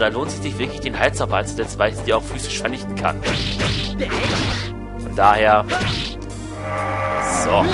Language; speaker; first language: German; native; German